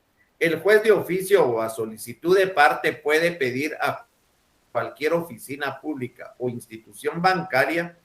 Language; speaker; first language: Spanish; native; Spanish